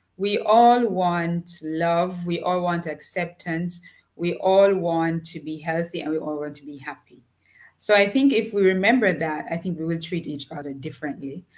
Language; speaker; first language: English; native; English